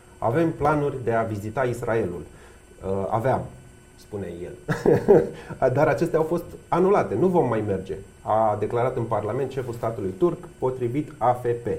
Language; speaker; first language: Romanian; native; Romanian